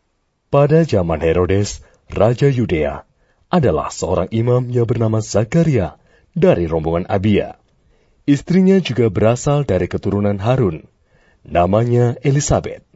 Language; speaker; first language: Indonesian; native; Indonesian